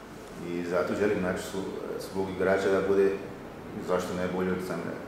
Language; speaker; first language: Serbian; non-native, fluent; Portuguese